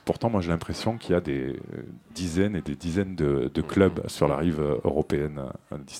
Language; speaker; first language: French; native; French